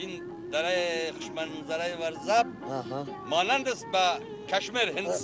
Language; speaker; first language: Persian; non-native, learner; Hindi